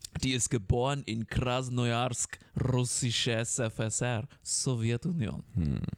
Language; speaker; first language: German; early bilingual, other home language; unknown